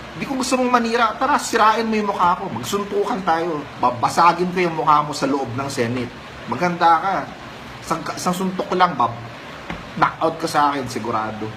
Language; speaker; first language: Filipino; native; Filipino